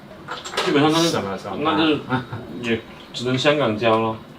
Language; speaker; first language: Chinese; native; Chinese